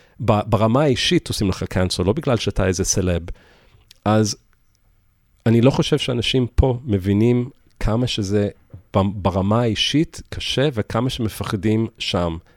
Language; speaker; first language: Hebrew; early bilingual, heritage; English